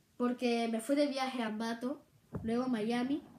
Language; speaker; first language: Spanish; native; Spanish